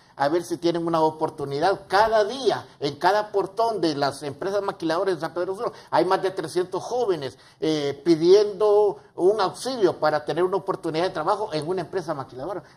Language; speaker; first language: Spanish; native; Spanish